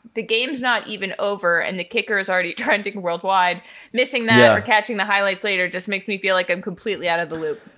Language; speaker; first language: English; native; English